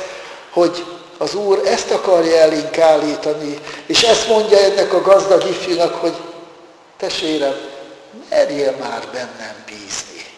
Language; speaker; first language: Hungarian; native; Hungarian